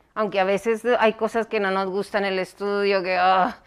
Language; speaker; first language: Spanish; native; Spanish